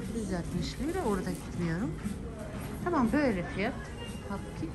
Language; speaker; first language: Turkish; non-native, learner; Russian